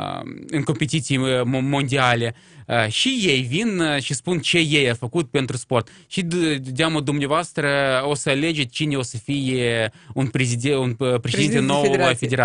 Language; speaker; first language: Romanian; non-native, local second language; Russian